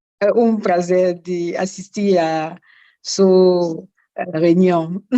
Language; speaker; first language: Portuguese; non-native, learner; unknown